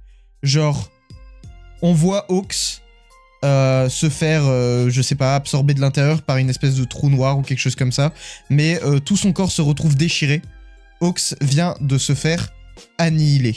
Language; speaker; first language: French; native; French